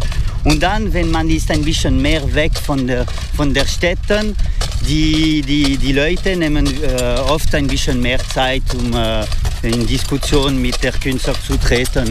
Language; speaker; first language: German; non-native, fluent; French